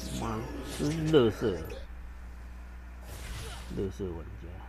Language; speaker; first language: Chinese; native; Chinese